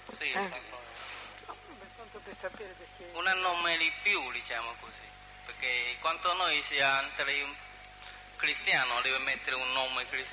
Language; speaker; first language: Italian; non-native, learner; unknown